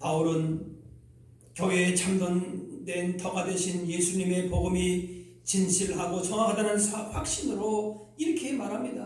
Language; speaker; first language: Korean; native; Korean